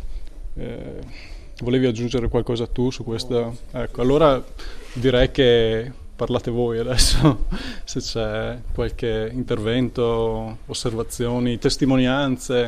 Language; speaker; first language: Italian; native; Italian